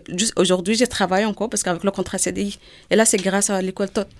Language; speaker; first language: French; non-native, learner; Arabic